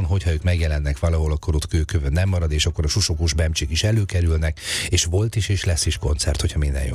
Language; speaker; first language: Hungarian; native; Hungarian